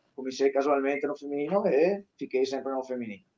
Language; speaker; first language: Portuguese; non-native, learner; Italian